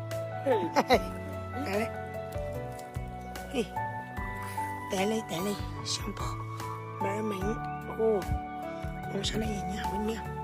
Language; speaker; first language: Chinese; native; Chinese